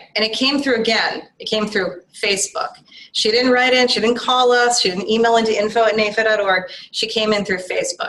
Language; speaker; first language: English; native; English